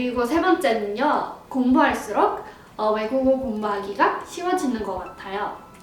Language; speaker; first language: Korean; non-native, fluent; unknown